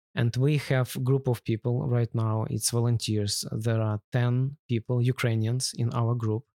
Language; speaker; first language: English; non-native, learner; Ukrainian